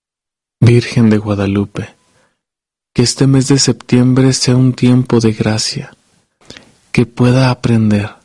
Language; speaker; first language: Spanish; native; Spanish